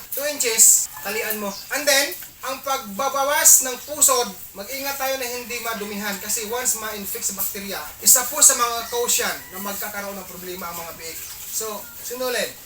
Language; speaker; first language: Filipino; non-native, local second language; Cebuano